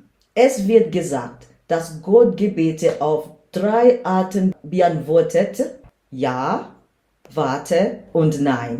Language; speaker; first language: German; non-native, learner; English